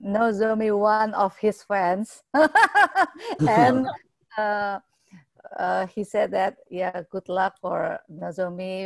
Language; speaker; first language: English; non-native, learner; Indonesian